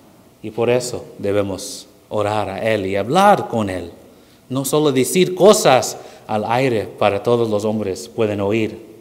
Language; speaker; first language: Spanish; non-native, fluent; English